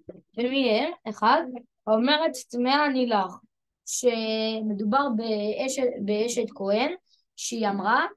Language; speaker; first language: Hebrew; early bilingual, other home language; French